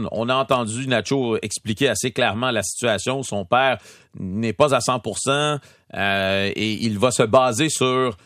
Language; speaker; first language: French; native; French